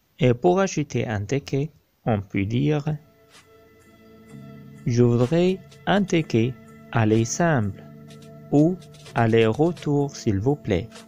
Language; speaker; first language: French; non-native, fluent; Arabic